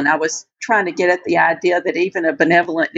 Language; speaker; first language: English; native; English